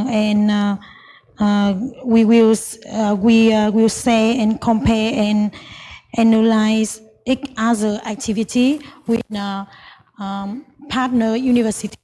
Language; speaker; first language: English; non-native, learner; Vietnamese